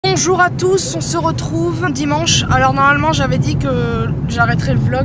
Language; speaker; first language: French; native; French